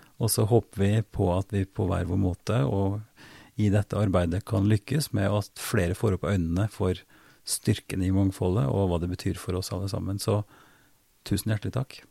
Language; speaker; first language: Norwegian; native; Norwegian